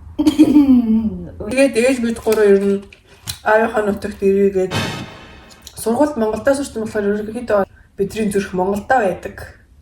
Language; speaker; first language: Mongolian; early bilingual, heritage; Mongolian